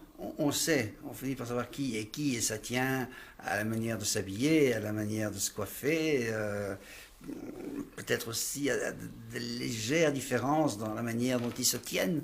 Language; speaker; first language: French; native; French